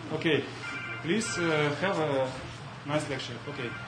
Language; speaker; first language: English; non-native, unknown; Russian